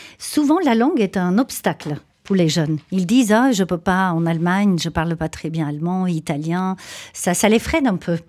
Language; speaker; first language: French; native; French